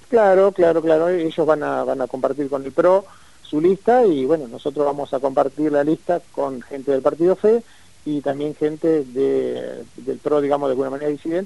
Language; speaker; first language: Spanish; native; Spanish